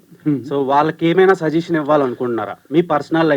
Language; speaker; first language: Telugu; native; Telugu